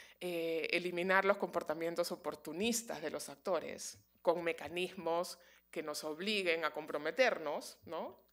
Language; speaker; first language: Spanish; native; Spanish